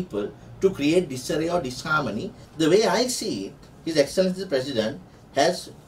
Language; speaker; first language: English; non-native, local second language; Sinhala